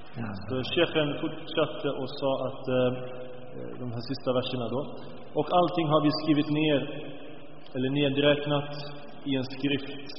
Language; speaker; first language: Swedish; early bilingual, other home language; Arabic